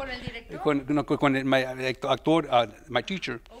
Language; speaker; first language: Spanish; early bilingual, heritage; Spanish